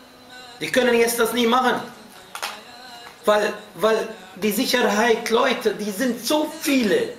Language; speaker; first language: German; non-native, fluent; Arabic